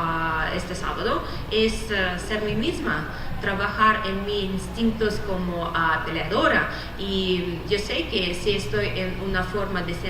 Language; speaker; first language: Spanish; non-native, fluent; Russian